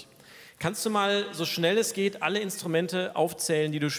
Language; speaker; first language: German; native; German